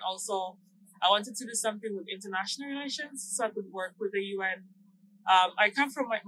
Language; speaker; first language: English; non-native, local second language; Swahili